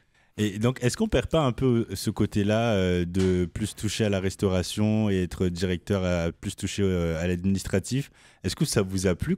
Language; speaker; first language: French; native; French